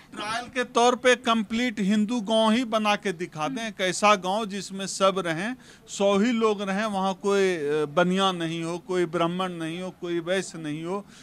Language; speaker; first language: Hindi; native; Hindi